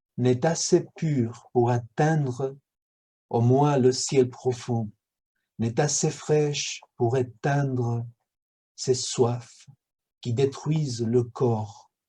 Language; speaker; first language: French; non-native, fluent; Spanish